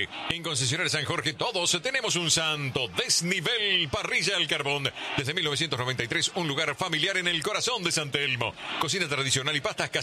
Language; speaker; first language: Spanish; native; Spanish